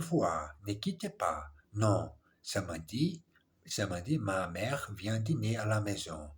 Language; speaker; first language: French; non-native, learner; English